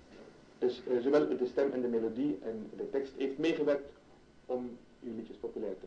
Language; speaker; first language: Dutch; native; Dutch